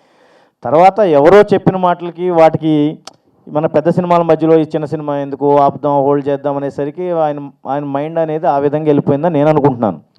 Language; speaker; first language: Telugu; native; Telugu